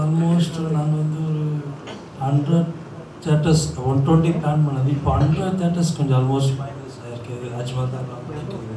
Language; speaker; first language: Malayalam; non-native, learner; Tamil